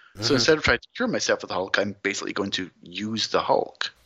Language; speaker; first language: English; native; English